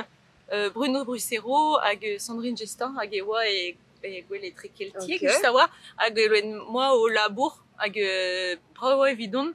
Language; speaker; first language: French; native; French